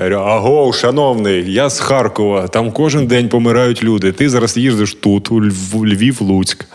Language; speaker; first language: Ukrainian; non-native, local second language; Russian